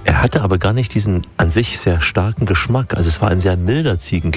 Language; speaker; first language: German; native; German